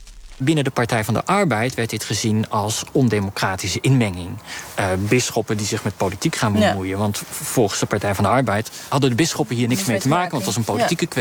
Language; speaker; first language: Dutch; native; Dutch